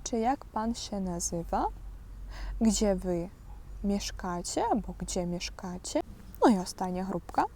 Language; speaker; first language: Polish; non-native, fluent; Ukrainian